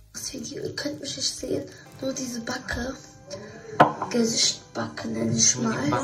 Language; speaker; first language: German; early bilingual, other home language; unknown